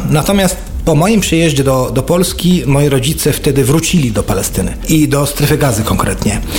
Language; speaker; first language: Polish; non-native, fluent; Arabic